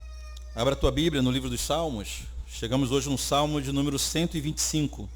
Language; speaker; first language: Portuguese; native; Portuguese